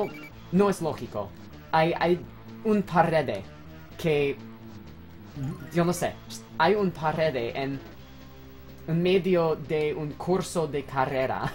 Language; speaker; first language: Spanish; non-native, learner; English